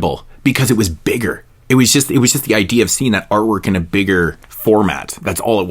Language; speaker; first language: English; native; English